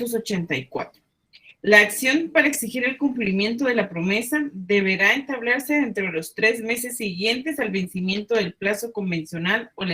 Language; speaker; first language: Spanish; native; Spanish